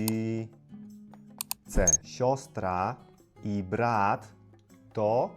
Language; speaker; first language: Polish; native; Polish